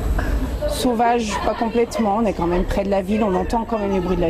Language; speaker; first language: French; native; French